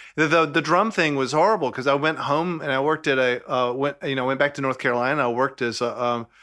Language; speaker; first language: English; native; English